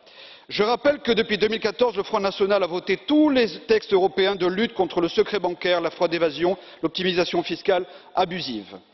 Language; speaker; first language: French; native; French